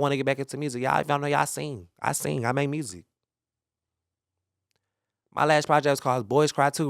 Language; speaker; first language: English; native; English